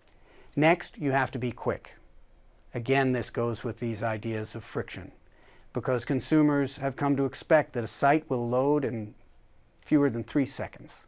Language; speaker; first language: English; native; English